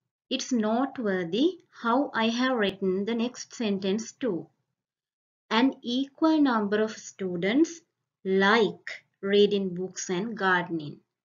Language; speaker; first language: English; non-native, local second language; Sinhala